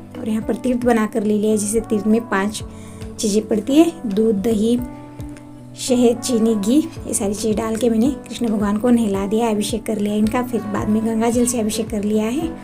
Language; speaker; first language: Hindi; non-native, local second language; Marathi